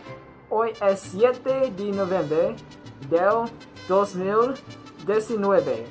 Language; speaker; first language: Spanish; non-native, learner; English